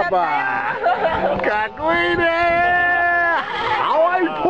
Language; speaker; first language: Japanese; non-native, fluent; English